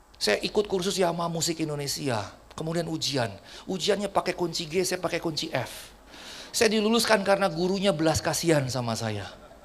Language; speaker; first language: Indonesian; native; Indonesian